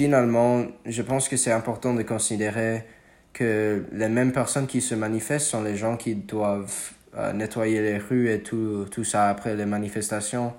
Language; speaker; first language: French; non-native, fluent; English